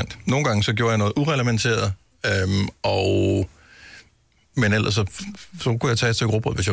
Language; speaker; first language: Danish; native; Danish